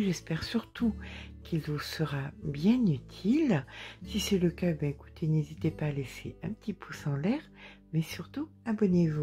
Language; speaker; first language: French; native; French